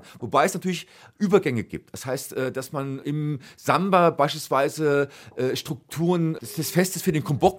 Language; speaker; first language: German; native; German